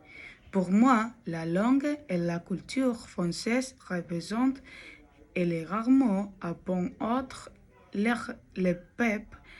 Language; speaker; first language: French; non-native, learner; Spanish